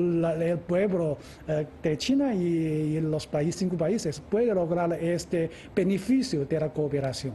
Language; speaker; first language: Spanish; non-native, fluent; Chinese